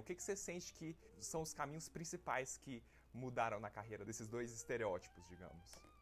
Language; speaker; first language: Portuguese; native; Portuguese